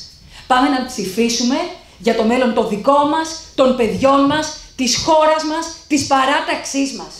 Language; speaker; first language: Greek; native; Greek